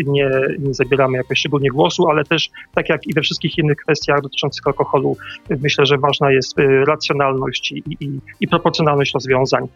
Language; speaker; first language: Polish; native; Polish